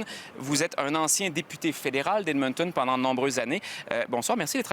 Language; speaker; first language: French; native; French